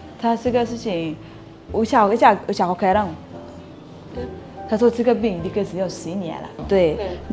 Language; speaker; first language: Chinese; non-native, fluent; Ganda